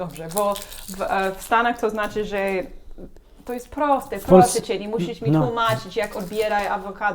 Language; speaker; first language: Polish; non-native, learner; English